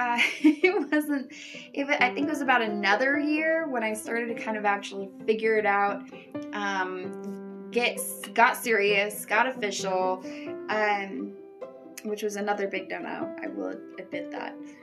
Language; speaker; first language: English; native; English